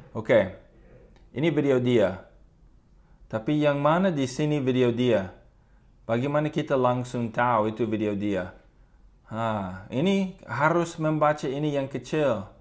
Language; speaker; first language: Indonesian; non-native, fluent; English